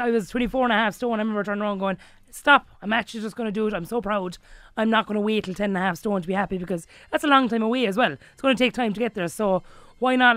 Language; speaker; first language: English; native; English